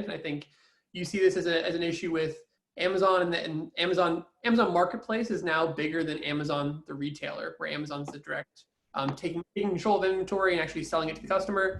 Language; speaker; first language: English; native; English